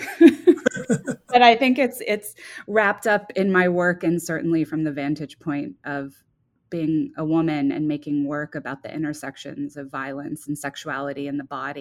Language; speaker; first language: English; native; English